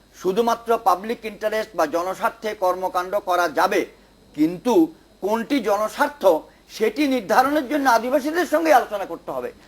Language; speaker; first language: Bangla; native; Bangla